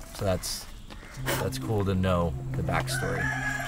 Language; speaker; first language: English; native; English